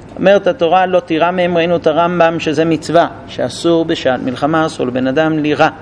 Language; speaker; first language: Hebrew; non-native, fluent; English